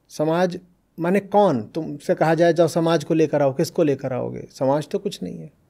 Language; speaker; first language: Hindi; native; Hindi